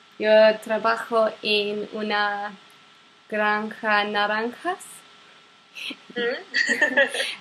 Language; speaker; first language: Spanish; non-native, learner; English